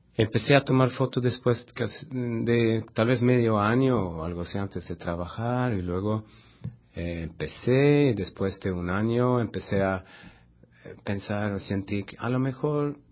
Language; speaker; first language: Spanish; non-native, fluent; Swedish